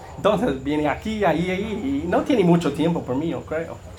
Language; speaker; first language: Spanish; non-native, learner; English